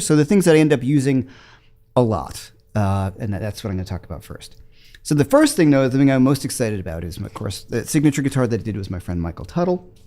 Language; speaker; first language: English; native; English